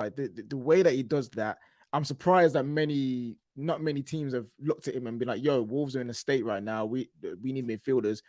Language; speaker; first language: English; native; English